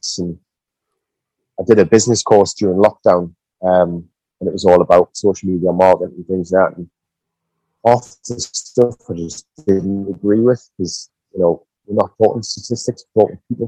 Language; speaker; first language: English; native; English